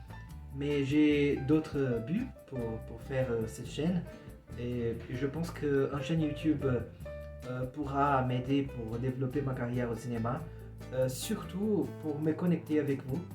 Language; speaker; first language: French; non-native, learner; Portuguese